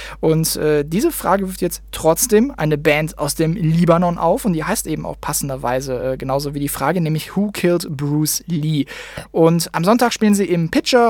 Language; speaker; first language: German; native; German